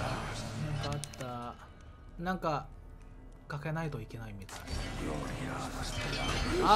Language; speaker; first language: Japanese; non-native, fluent; Indonesian